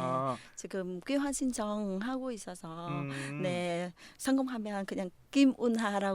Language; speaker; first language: Korean; non-native, learner; Vietnamese